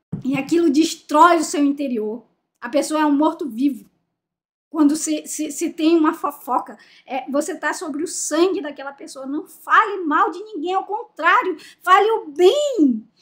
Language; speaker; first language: Portuguese; native; Portuguese